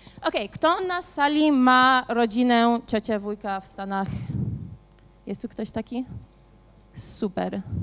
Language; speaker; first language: Polish; early bilingual, heritage; Polish